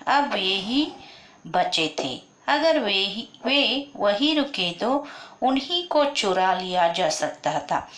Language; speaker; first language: Hindi; non-native, local second language; Kannada